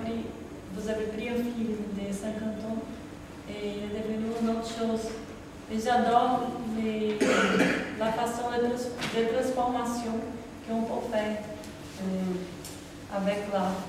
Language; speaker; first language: French; non-native, fluent; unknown